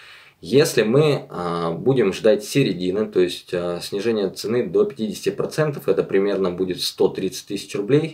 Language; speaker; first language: Russian; native; Russian